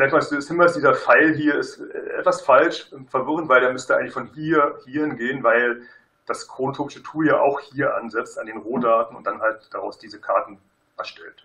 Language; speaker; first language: German; native; German